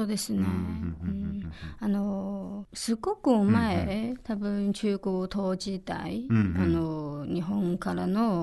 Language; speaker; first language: Japanese; non-native, learner; Chinese